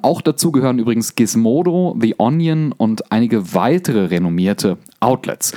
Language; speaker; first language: German; native; German